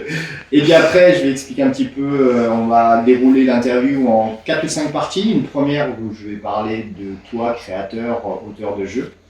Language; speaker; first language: French; native; French